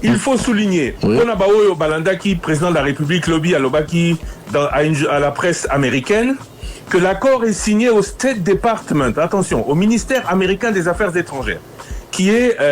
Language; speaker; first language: French; non-native, local second language; Lingala